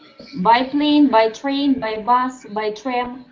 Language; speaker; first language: English; non-native, learner; Russian